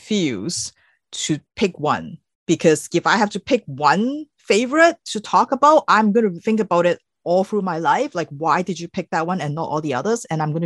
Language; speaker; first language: English; non-native, local second language; Cantonese